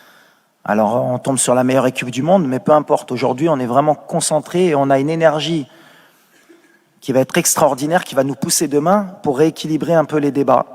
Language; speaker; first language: French; native; French